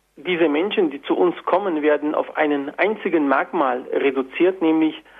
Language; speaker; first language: German; non-native, fluent; Turkish